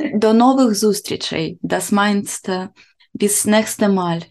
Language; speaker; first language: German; non-native, learner; Ukrainian